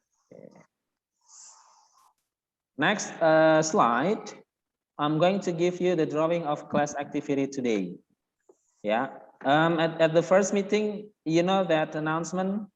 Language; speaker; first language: English; non-native, fluent; Indonesian